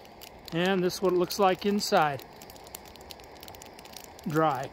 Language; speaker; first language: English; native; English